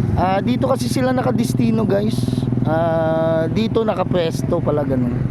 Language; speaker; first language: Filipino; non-native, local second language; Iloko